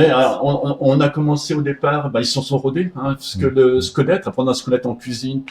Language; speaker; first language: French; native; French